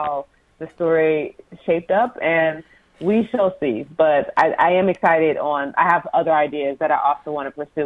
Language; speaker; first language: English; native; English